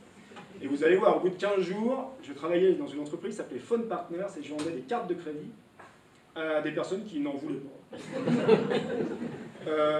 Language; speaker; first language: French; native; French